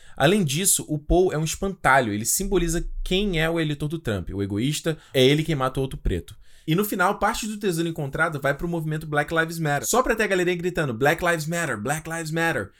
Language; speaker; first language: Portuguese; native; Portuguese